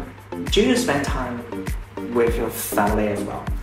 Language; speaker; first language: English; non-native, fluent; Vietnamese